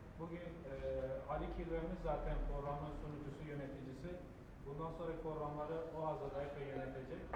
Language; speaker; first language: Turkish; non-native, local second language; Kurdish